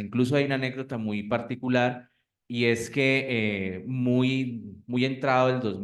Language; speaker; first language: Spanish; native; Spanish